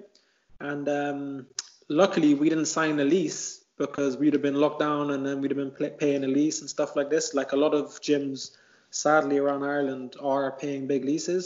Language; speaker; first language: English; native; English